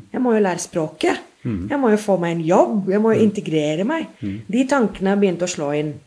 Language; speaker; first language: Norwegian; non-native, fluent; English